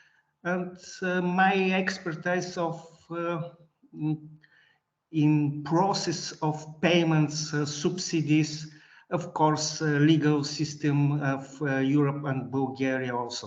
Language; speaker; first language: English; non-native, learner; Bulgarian